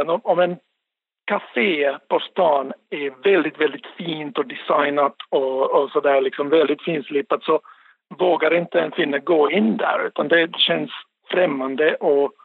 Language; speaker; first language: Swedish; non-native, local second language; Finnish